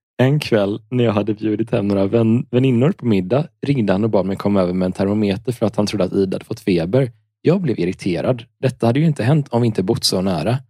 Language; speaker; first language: Swedish; native; Swedish